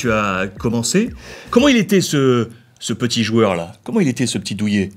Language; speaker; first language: French; native; French